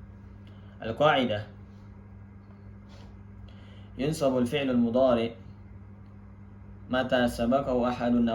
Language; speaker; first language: Arabic; non-native, fluent; Indonesian